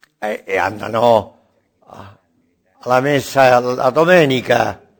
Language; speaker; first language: Italian; non-native, learner; Spanish